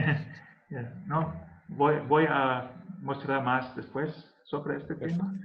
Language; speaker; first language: Spanish; non-native, learner; German